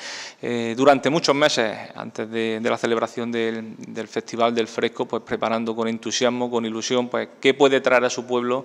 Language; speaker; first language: Spanish; native; Spanish